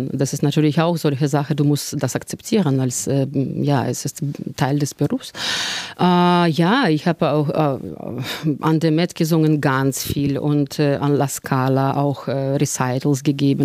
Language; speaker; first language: German; non-native, fluent; Russian